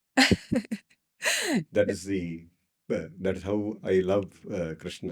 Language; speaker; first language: English; non-native, local second language; Kannada